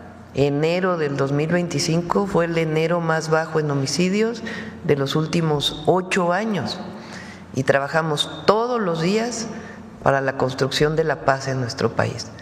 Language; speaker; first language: Spanish; native; Spanish